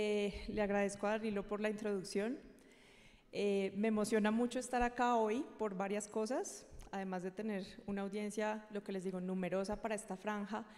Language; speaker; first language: Spanish; native; Spanish